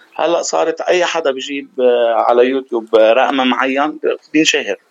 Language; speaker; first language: Arabic; native; Arabic